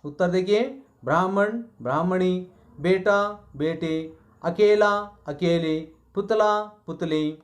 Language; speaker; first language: Hindi; non-native, local second language; Kannada